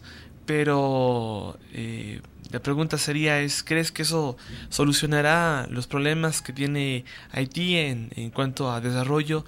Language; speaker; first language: Spanish; native; Spanish